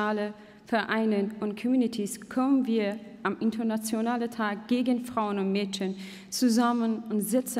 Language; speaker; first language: German; non-native, fluent; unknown